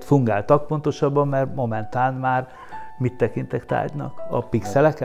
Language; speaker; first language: Hungarian; native; Hungarian